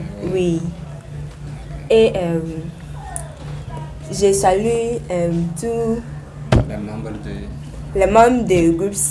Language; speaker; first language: French; non-native, learner; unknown